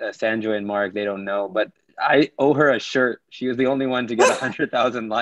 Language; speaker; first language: English; native; English